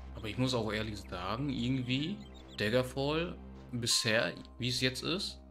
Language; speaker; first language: German; native; German